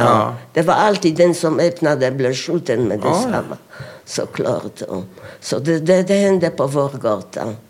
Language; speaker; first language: Swedish; non-native, fluent; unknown